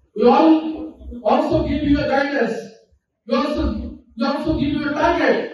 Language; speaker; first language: English; non-native, local second language; Bangla